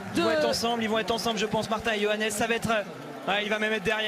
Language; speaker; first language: French; native; French